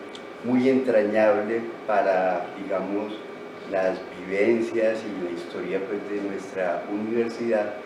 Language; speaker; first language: Spanish; native; Spanish